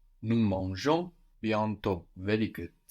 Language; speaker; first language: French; non-native, fluent; English